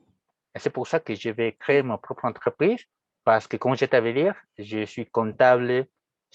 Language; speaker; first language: French; non-native, fluent; Spanish